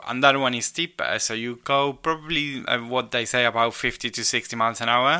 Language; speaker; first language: English; non-native, fluent; Spanish